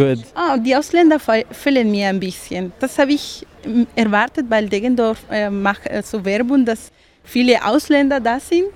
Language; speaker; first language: German; non-native, fluent; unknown